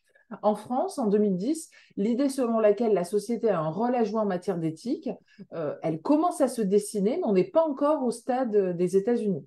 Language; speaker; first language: French; native; French